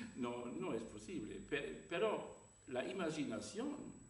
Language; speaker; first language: Italian; non-native, learner; German